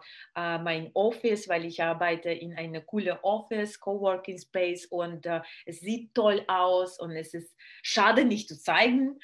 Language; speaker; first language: German; non-native, learner; Russian